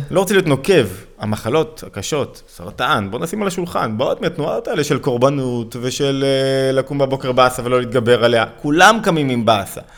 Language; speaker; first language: Hebrew; native; Hebrew